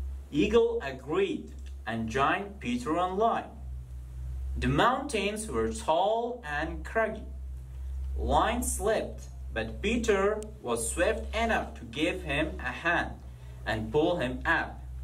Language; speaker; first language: English; non-native, fluent; Persian